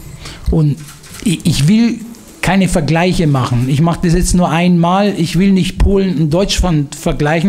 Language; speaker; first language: German; non-native, fluent; Italian